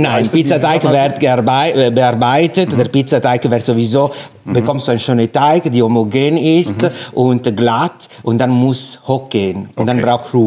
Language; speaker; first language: German; non-native, fluent; Italian